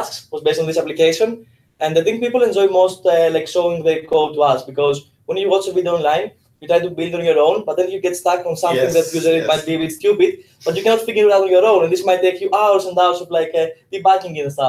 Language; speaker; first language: English; non-native, fluent; Greek